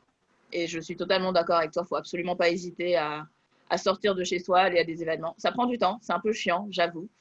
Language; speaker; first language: French; native; French